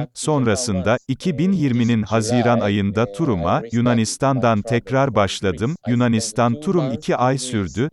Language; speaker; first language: English; non-native, fluent; Japanese